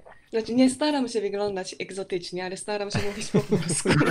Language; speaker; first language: Polish; non-native, fluent; Japanese